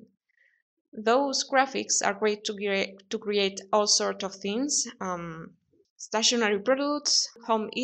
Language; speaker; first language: English; non-native, fluent; Spanish